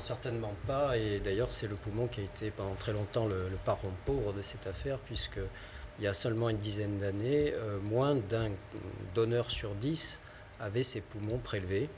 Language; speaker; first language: French; native; French